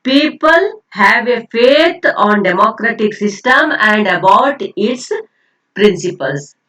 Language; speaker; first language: English; non-native, local second language; Kannada